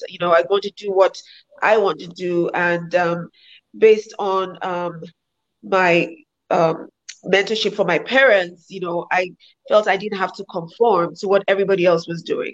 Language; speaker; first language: English; non-native, local second language; Yoruba